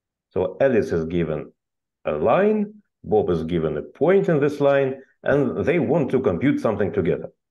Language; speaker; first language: English; non-native, fluent; Russian